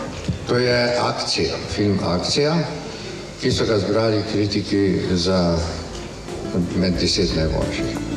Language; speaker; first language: Slovenian; native; Slovenian